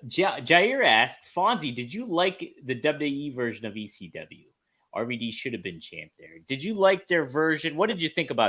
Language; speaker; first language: English; native; English